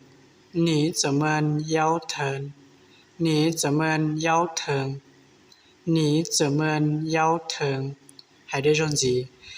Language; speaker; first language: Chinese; non-native, learner; Hmong